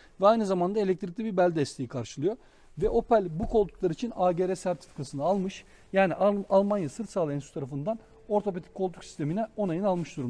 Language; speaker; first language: Turkish; native; Turkish